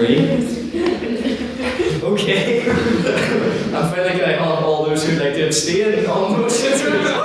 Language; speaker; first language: English; native; English